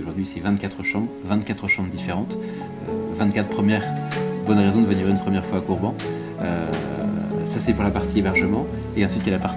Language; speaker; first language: French; native; French